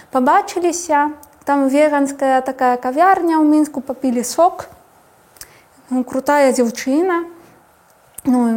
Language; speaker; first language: Belarusian; non-native, fluent; Spanish